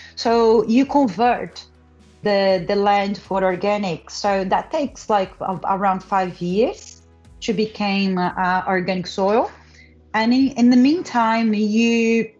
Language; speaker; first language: English; non-native, learner; Portuguese